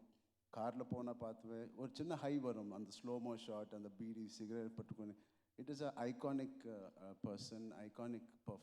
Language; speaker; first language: Tamil; non-native, local second language; Telugu